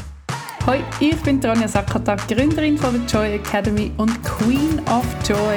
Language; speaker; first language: German; native; German